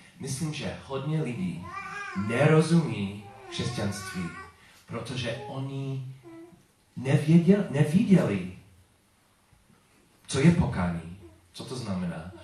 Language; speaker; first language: Czech; non-native, learner; English